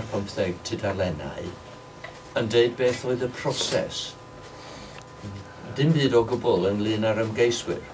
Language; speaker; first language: Welsh; non-native, local second language; English